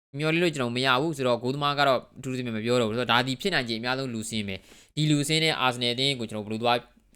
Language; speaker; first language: Burmese; native; Burmese